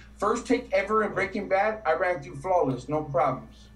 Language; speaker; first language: English; native; English